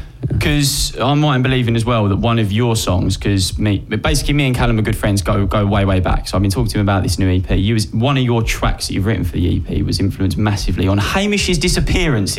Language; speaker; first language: English; native; English